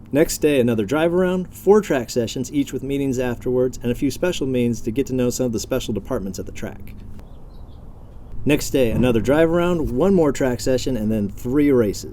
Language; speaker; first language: English; native; English